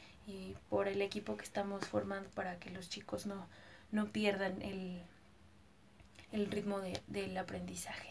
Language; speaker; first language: Spanish; native; Spanish